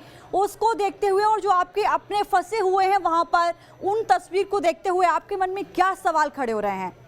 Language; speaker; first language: Hindi; native; Hindi